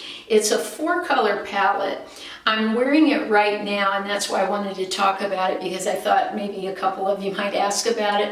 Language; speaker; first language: English; native; English